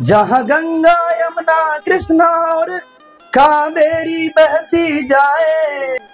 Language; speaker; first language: Hindi; native; Hindi